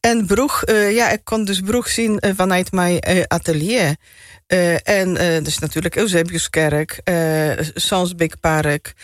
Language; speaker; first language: Dutch; non-native, fluent; Polish